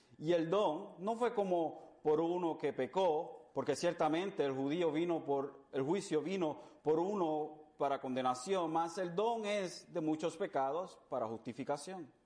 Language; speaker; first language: Spanish; early bilingual, heritage; Spanish